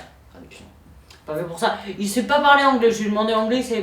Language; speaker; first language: French; native; French